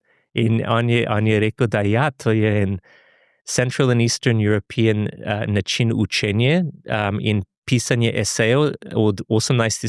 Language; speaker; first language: Slovenian; non-native, fluent; English